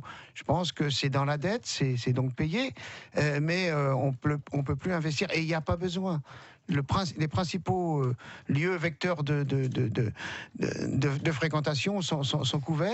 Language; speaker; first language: French; native; French